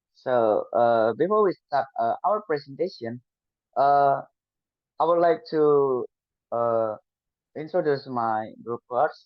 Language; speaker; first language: English; non-native, learner; Indonesian